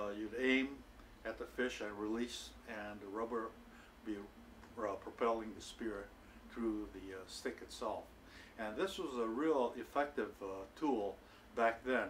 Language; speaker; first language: English; native; English